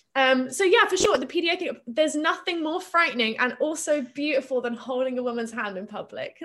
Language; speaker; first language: English; native; English